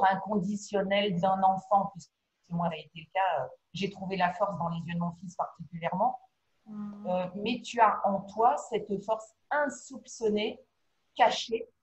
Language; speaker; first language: French; native; French